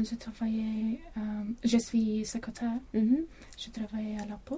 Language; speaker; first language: French; non-native, learner; Latvian